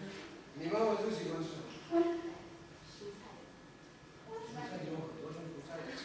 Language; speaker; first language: Chinese; non-native, fluent; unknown